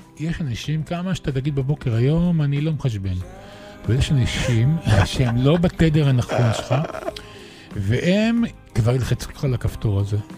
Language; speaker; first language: Hebrew; native; Hebrew